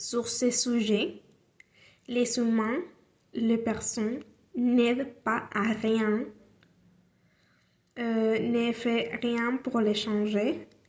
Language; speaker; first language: French; non-native, learner; Spanish